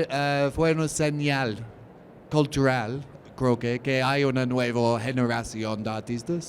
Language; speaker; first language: Spanish; non-native, learner; English